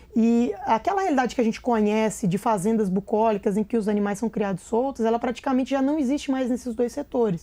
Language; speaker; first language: Portuguese; native; Portuguese